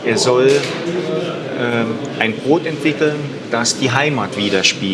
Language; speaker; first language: German; native; German